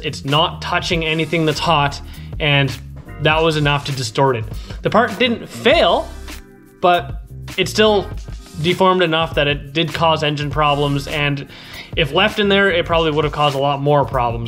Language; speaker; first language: English; native; English